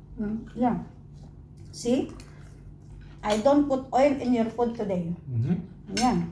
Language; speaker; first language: English; non-native, local second language; Filipino